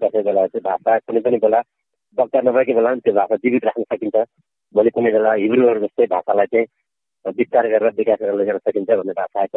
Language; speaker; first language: Nepali; native; Nepali